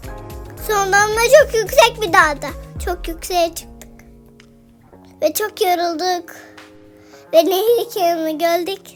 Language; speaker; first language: Turkish; early bilingual, heritage; Turkish